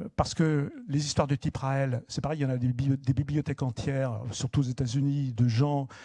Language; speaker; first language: French; native; French